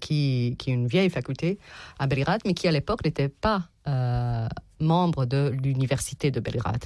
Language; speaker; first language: French; non-native, fluent; Serbian